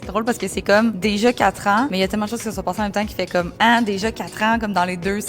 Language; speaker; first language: French; native; French